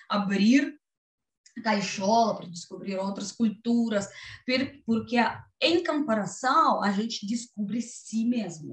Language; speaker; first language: Portuguese; non-native, learner; Russian